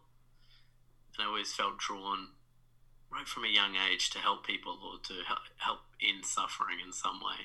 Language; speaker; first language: English; native; English